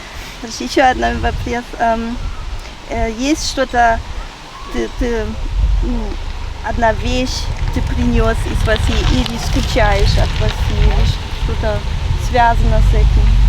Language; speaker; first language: Russian; early bilingual, heritage; Russian